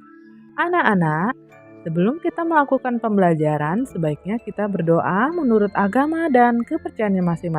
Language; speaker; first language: Indonesian; native; Indonesian